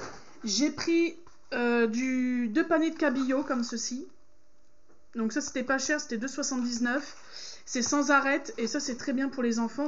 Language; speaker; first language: French; native; French